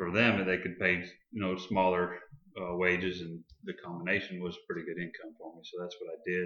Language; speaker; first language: English; native; English